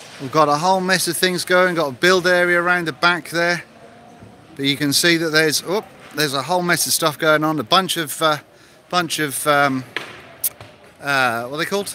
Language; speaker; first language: English; native; English